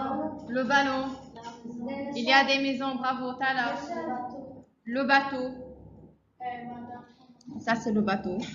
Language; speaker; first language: French; non-native, fluent; Arabic